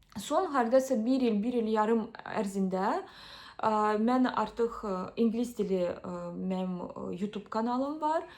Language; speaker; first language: Azerbaijani; early bilingual, heritage; Azerbaijani